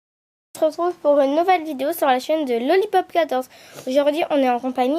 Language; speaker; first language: French; native; French